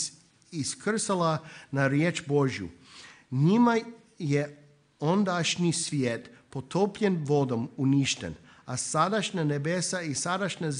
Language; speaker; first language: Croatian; non-native, fluent; English